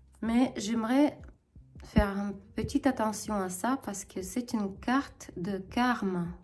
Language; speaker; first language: French; non-native, fluent; Ukrainian